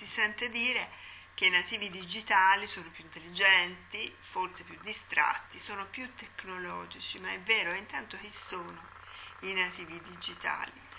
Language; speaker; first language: Italian; native; Italian